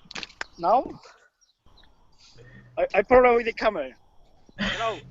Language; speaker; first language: English; non-native, learner; Spanish